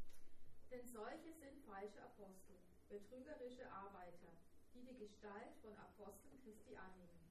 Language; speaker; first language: German; native; German